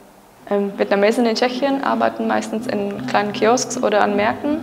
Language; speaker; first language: German; non-native, fluent; Czech